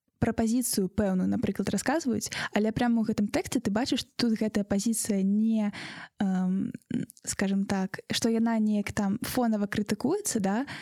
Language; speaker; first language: Belarusian; non-native, local second language; Russian